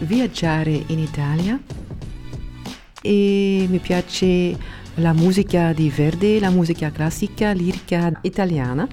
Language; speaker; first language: Italian; non-native, learner; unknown